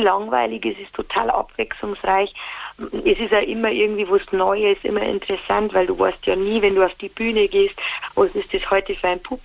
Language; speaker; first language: German; native; German